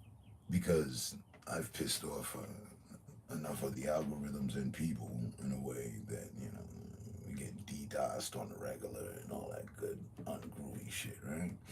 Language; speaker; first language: English; native; English